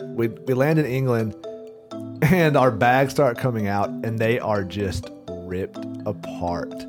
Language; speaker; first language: English; native; English